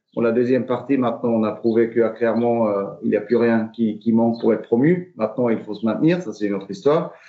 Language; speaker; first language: French; native; French